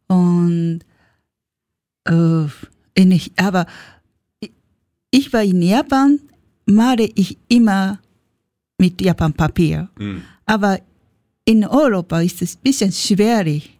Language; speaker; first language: German; non-native, learner; Japanese